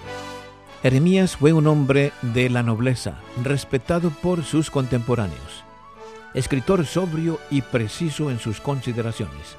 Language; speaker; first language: Spanish; native; Spanish